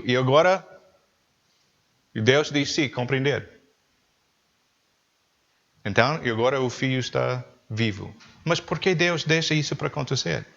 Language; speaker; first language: Portuguese; non-native, learner; English